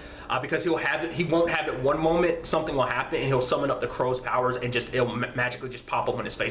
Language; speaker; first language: English; native; English